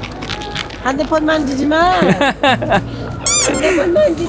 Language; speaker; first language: Korean; non-native, learner; Persian